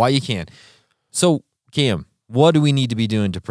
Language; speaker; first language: English; native; English